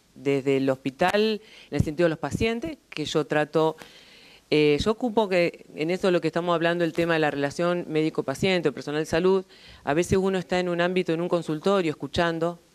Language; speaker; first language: Spanish; native; Spanish